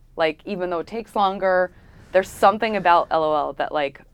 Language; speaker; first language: English; native; English